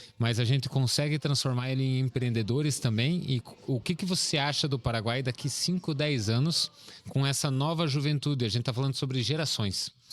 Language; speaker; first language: Portuguese; native; Portuguese